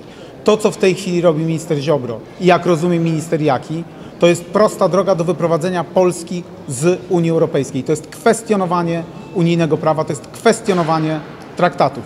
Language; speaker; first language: Polish; native; Polish